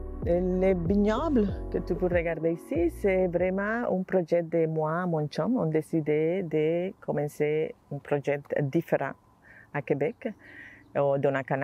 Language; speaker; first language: French; non-native, learner; Spanish